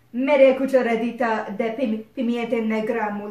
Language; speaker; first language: Spanish; non-native, learner; English